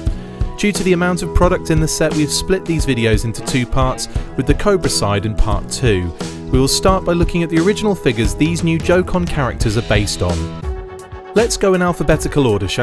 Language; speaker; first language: English; native; English